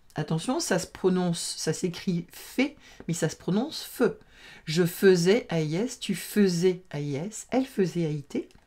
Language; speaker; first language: French; native; French